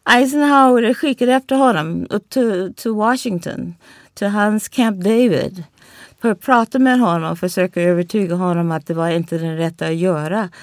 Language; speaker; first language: Swedish; non-native, fluent; English